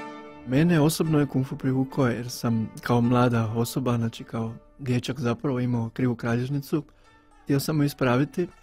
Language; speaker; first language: Bosnian; native; Bosnian